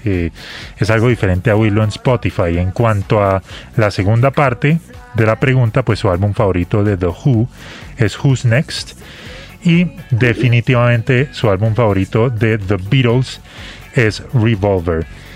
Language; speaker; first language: Spanish; native; Spanish